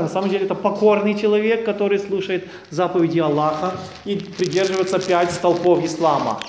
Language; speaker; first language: Russian; native; Russian